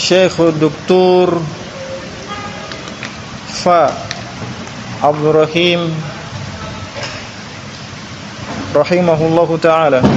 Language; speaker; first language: Arabic; non-native, fluent; Indonesian